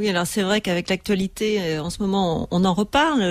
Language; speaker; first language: French; native; French